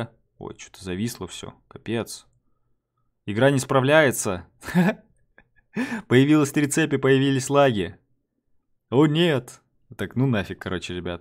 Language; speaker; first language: Russian; native; Russian